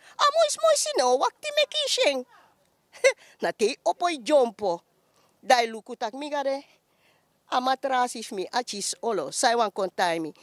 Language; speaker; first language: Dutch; native; Dutch